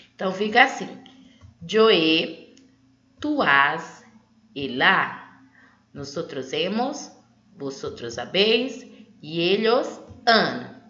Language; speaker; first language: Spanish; non-native, learner; Portuguese